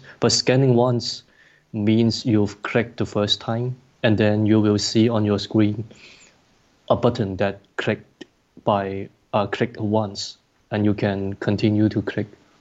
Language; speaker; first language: English; non-native, local second language; Cantonese